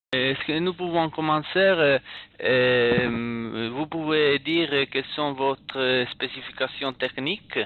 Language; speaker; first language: French; non-native, learner; Italian